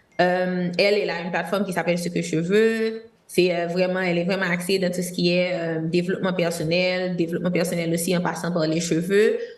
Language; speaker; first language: French; non-native, local second language; Haitian Creole